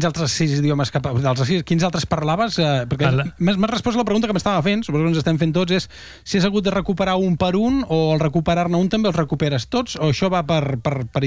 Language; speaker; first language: Catalan; native; Catalan